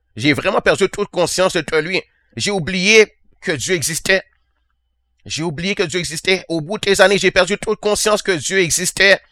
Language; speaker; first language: French; native; French